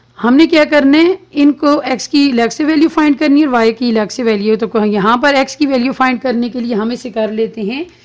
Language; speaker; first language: Urdu; native; Urdu